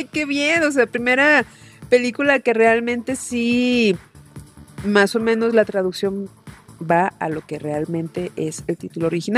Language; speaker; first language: Spanish; native; Spanish